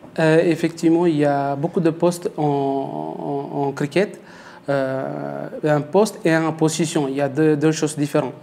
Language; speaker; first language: French; non-native, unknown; Tamil